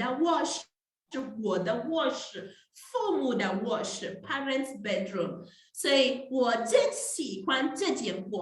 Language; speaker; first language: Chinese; non-native, fluent; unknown